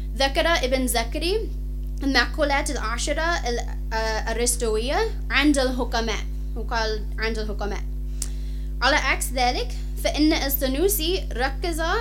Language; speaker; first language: Arabic; non-native, fluent; English